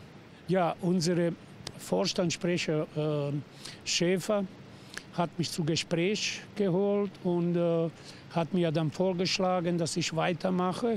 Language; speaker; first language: German; non-native, fluent; Serbian